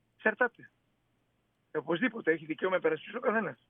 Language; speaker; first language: Greek; native; Greek